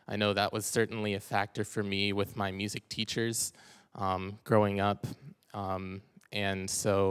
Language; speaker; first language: English; native; English